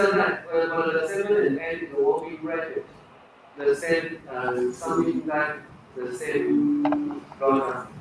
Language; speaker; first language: English; non-native, learner; Chinese